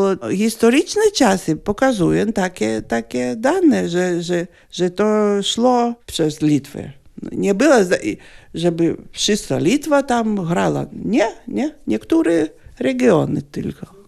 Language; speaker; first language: Polish; non-native, learner; Lithuanian